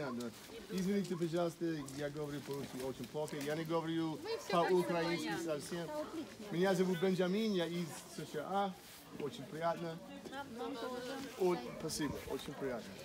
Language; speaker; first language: Russian; non-native, learner; English